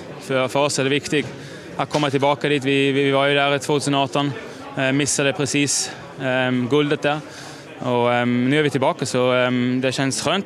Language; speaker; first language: Swedish; non-native, fluent; German